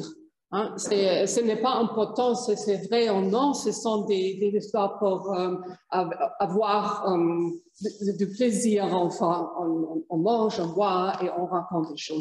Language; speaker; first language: French; non-native, fluent; German